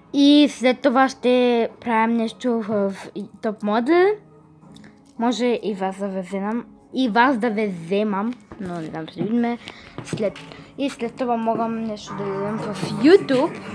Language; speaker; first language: Bulgarian; early bilingual, heritage; Bulgarian